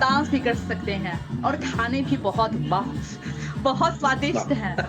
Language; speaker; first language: Hindi; non-native, learner; Chinese